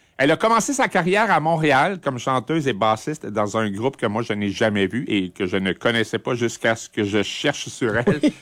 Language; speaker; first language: French; native; French